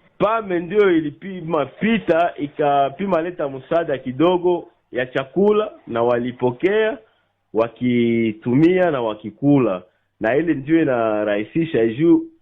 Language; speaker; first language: Swahili; native; Swahili